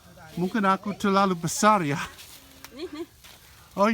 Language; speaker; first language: Indonesian; non-native, learner; English